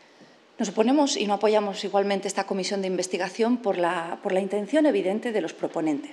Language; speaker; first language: Spanish; native; Spanish